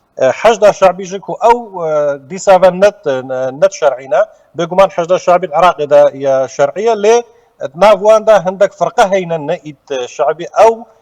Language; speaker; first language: Kurdish; native; Kurdish